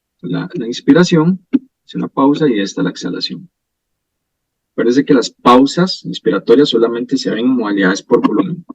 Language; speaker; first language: Spanish; native; Spanish